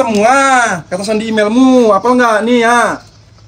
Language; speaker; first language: Malay; native; Malay